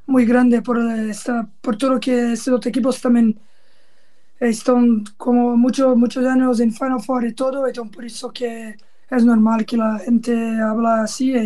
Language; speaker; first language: Spanish; non-native, learner; Portuguese